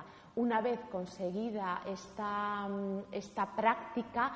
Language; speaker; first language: Spanish; native; Spanish